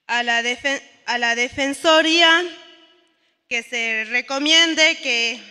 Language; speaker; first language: Spanish; native; Spanish